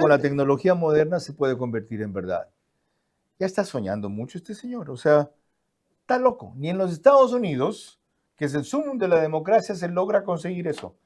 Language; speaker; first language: Spanish; native; Spanish